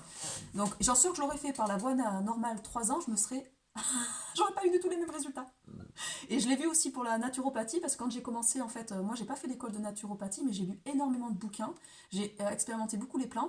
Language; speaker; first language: French; native; French